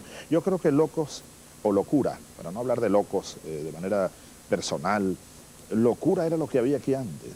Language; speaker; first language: Spanish; native; Spanish